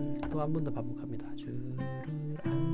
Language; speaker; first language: Korean; native; Korean